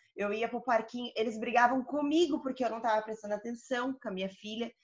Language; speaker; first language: Portuguese; native; Portuguese